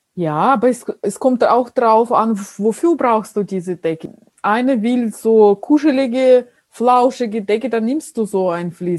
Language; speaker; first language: German; non-native, fluent; Russian